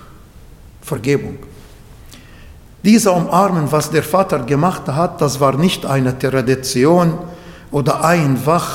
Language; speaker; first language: German; non-native, fluent; Arabic